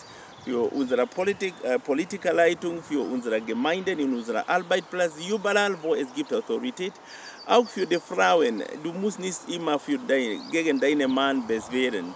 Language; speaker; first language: German; non-native, learner; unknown